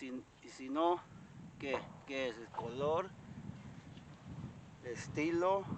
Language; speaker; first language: Spanish; early bilingual, heritage; Spanish